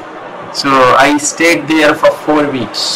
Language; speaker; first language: English; non-native, local second language; Hindi